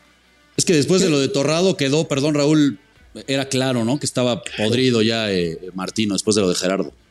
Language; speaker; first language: Spanish; native; Spanish